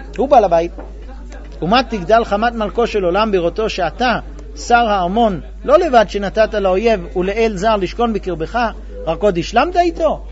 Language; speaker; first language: Hebrew; non-native, fluent; English